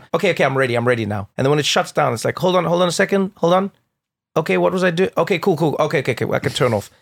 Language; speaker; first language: English; native; English